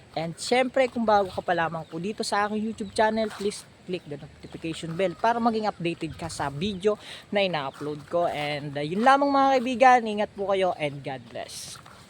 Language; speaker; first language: Filipino; non-native, local second language; Bikol